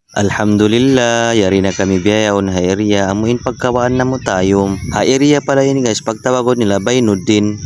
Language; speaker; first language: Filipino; non-native, local second language; Cebuano